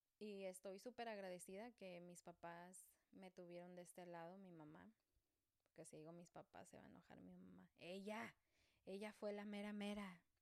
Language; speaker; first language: Spanish; early bilingual, heritage; Spanish